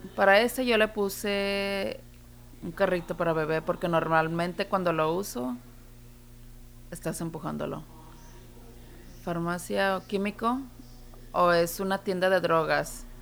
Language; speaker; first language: Spanish; non-native, fluent; English